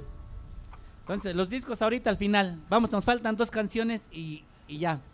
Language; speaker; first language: Spanish; native; Spanish